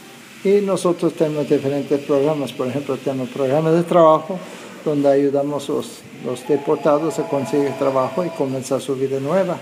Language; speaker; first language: Spanish; non-native, fluent; English